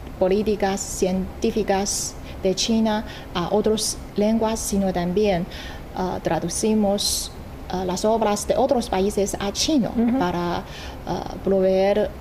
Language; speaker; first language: Spanish; non-native, fluent; Chinese